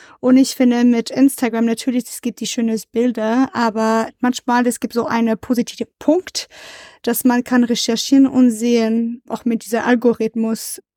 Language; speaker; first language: German; non-native, learner; French